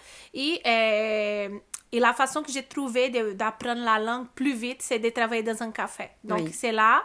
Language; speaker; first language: French; non-native, learner; Portuguese